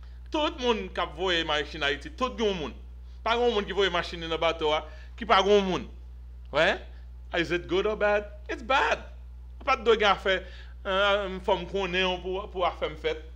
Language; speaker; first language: French; native; French